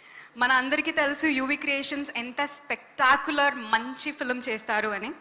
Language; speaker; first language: Telugu; non-native, fluent; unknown